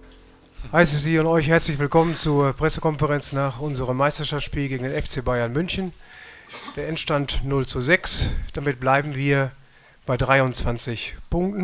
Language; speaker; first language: German; native; German